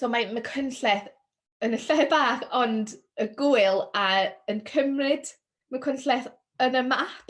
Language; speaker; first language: Welsh; non-native, local second language; English